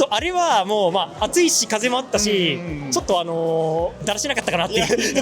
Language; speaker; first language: Japanese; native; Japanese